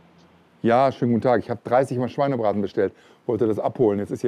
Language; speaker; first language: German; native; German